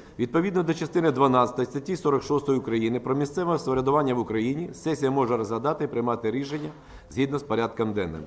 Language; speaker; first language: Ukrainian; native; Ukrainian